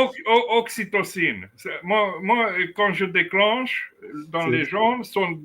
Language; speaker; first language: French; non-native, fluent; Romanian